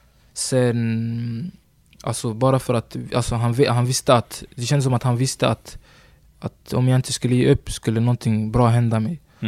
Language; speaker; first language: Swedish; early bilingual, other home language; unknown